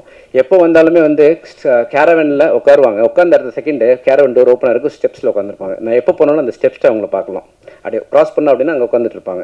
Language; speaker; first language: Tamil; native; Tamil